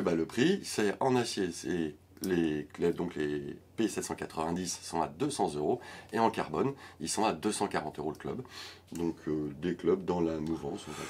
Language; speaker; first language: French; native; French